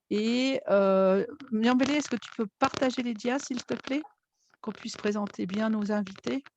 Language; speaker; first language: French; native; French